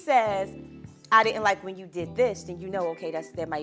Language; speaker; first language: English; native; English